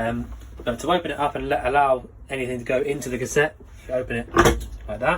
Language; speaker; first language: English; native; English